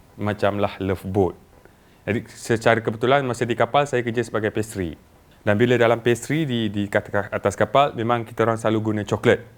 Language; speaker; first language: Malay; native; Malay